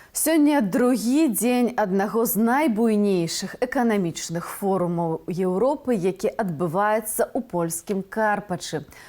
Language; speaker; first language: Belarusian; native; Belarusian